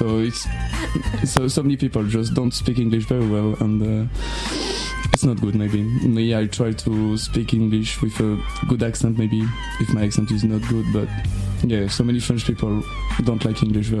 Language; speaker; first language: English; non-native, learner; French